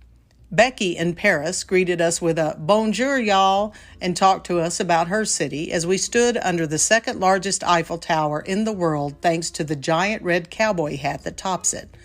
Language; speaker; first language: English; native; English